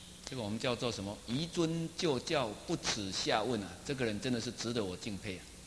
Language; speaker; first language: Chinese; native; Chinese